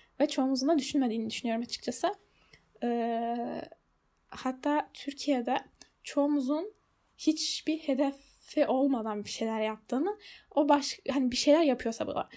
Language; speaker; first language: Turkish; early bilingual, heritage; Turkish